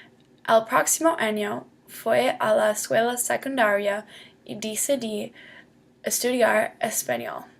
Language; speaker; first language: Spanish; non-native, learner; English